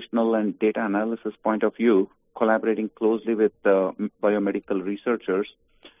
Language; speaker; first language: English; non-native, local second language; Kannada